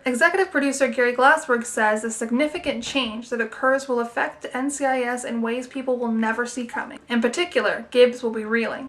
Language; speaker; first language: English; native; English